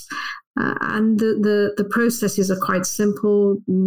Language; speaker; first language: English; native; English